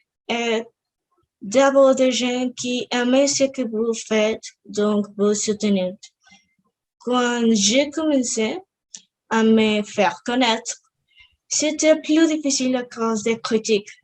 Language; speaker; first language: French; non-native, learner; Spanish